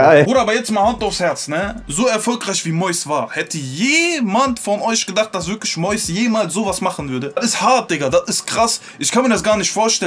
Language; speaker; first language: German; native; German